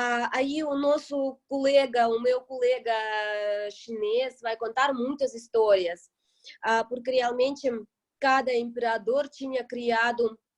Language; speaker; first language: Portuguese; non-native, fluent; Russian